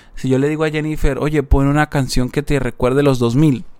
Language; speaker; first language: Spanish; native; Spanish